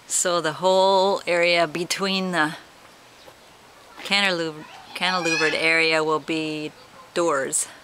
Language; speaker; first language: English; native; English